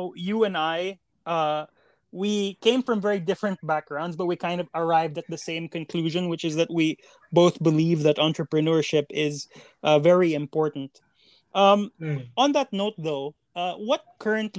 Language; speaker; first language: English; non-native, local second language; Cebuano